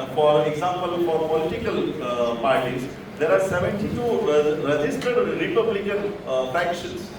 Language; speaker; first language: English; non-native, local second language; Marathi